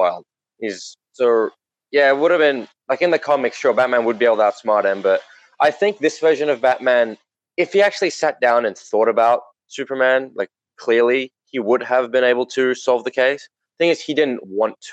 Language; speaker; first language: English; native; English